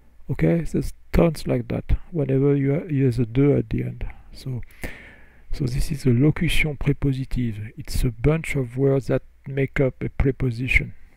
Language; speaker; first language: English; non-native, fluent; French